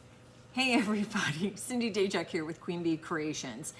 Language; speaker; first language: English; native; English